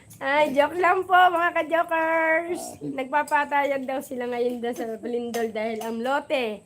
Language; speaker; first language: Filipino; native; Filipino